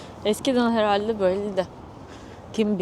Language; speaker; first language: Turkish; non-native, learner; Russian